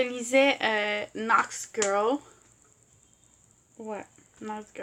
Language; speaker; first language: French; native; French